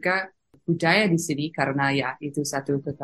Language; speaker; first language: Indonesian; non-native, fluent; English